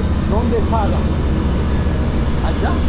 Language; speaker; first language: Spanish; native; Spanish